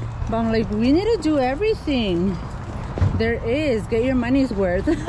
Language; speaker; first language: English; early bilingual, other home language; Spanish